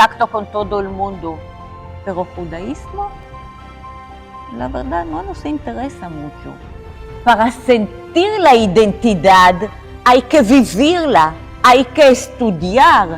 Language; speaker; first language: Spanish; non-native, fluent; Hebrew